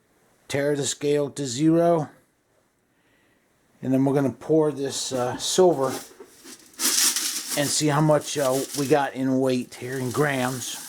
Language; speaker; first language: English; native; English